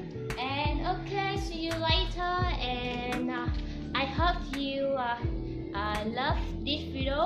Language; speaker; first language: English; non-native, learner; Vietnamese